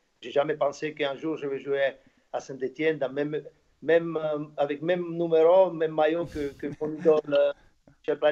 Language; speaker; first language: French; non-native, fluent; Slovak